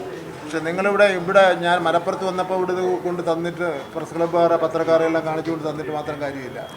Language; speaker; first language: Malayalam; native; Malayalam